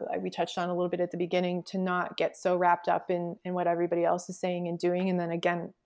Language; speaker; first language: English; native; English